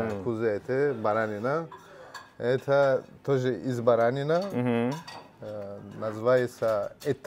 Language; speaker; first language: Russian; non-native, learner; Turkish